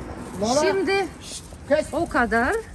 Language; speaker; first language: Turkish; non-native, learner; Russian